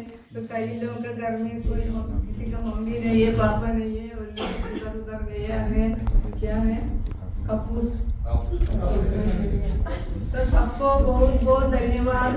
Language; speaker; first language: Hindi; non-native, local second language; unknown